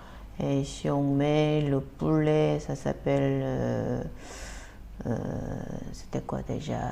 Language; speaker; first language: French; non-native, fluent; Korean